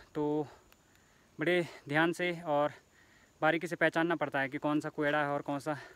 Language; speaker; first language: Hindi; native; Hindi